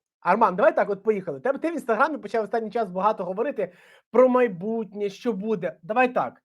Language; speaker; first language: Ukrainian; native; Ukrainian